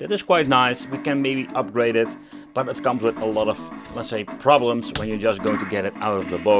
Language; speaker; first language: English; non-native, fluent; Dutch